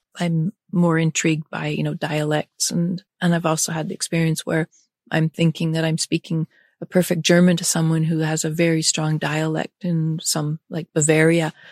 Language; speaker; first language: English; early bilingual, other home language; German